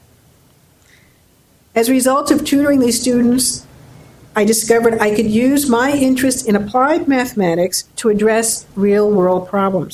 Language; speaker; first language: English; native; English